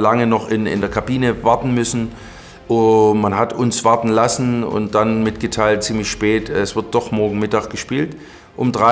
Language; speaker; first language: German; native; German